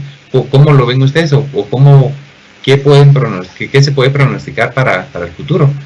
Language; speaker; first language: Spanish; native; Spanish